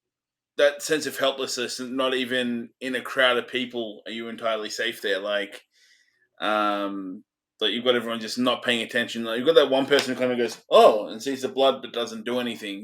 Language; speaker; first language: English; native; English